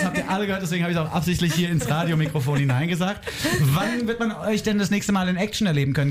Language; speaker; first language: German; native; German